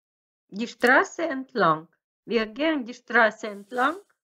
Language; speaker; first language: German; non-native, fluent; Russian